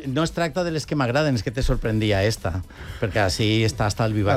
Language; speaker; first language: Spanish; non-native, local second language; Catalan